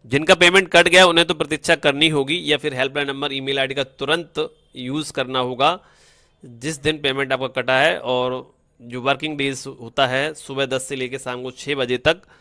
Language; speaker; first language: Hindi; native; Hindi